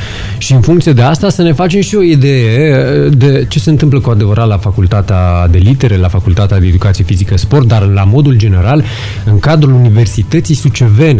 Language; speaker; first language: Romanian; native; Romanian